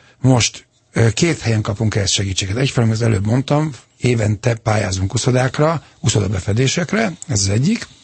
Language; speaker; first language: Hungarian; native; Hungarian